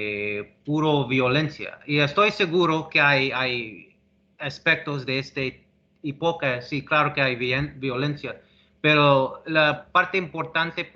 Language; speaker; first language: Spanish; early bilingual, heritage; English